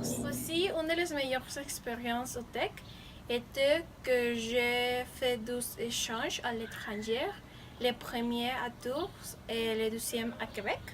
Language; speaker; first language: French; non-native, learner; Spanish